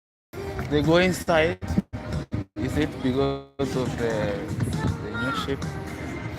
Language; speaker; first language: English; non-native, local second language; Shona